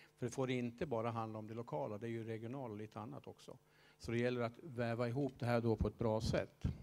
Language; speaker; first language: Swedish; native; Swedish